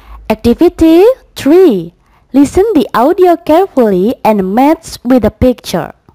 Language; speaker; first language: English; non-native, fluent; Indonesian